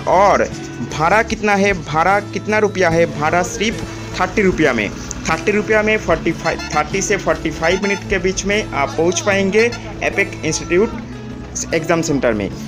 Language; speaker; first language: Hindi; non-native, local second language; Odia